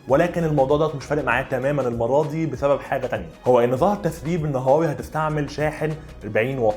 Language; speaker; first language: Arabic; native; Arabic